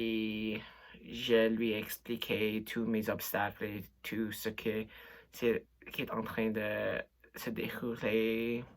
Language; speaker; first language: French; non-native, local second language; English